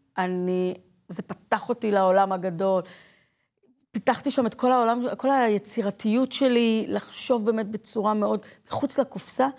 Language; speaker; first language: Hebrew; native; Hebrew